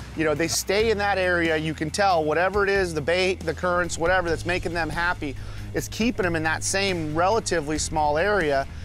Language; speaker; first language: English; native; English